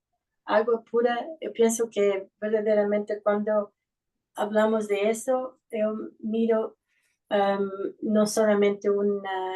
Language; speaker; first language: Spanish; non-native, fluent; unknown